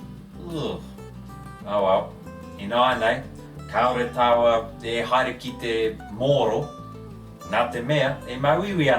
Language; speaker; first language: Māori; non-native, learner; English